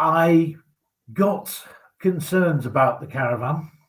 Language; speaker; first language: English; native; English